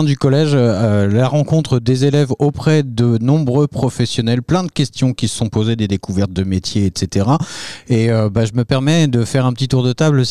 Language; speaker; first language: French; native; French